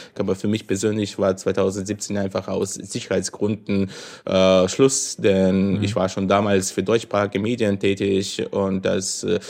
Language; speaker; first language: German; non-native, fluent; Russian